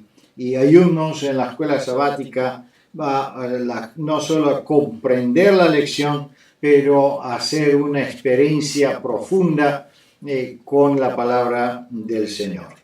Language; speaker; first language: Spanish; non-native, fluent; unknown